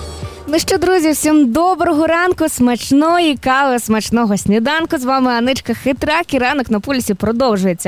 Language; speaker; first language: Ukrainian; native; Ukrainian